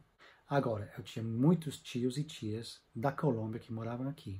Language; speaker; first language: Portuguese; non-native, fluent; English